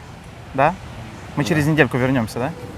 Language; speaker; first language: Russian; native; Russian